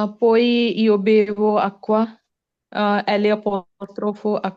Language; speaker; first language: Italian; non-native, learner; Punjabi